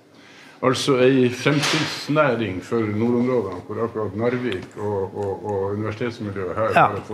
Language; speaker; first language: Norwegian; native; Norwegian